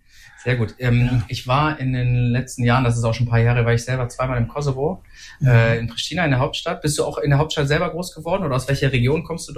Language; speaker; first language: German; native; German